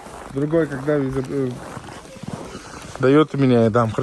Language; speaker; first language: Russian; non-native, learner; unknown